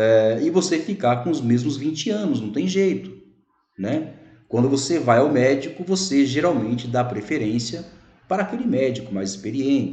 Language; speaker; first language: Portuguese; native; Portuguese